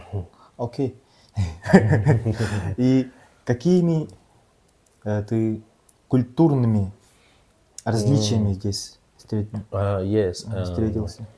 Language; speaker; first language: Russian; non-native, local second language; Yakut